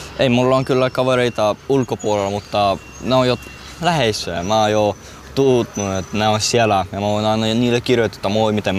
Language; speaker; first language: Finnish; early bilingual, other home language; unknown